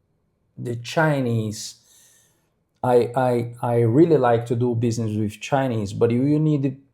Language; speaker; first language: English; non-native, fluent; Portuguese